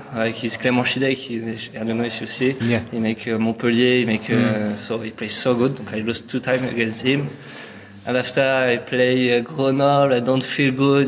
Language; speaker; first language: English; non-native, learner; French